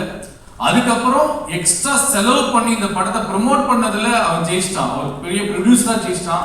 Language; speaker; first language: Tamil; native; Tamil